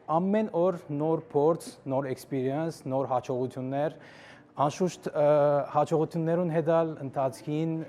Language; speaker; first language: Armenian; early bilingual, heritage; Armenian